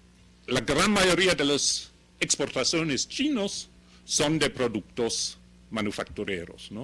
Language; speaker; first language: Spanish; non-native, fluent; English